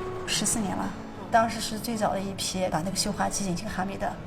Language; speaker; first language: Chinese; native; Chinese